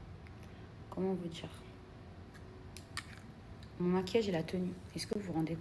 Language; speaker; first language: French; native; French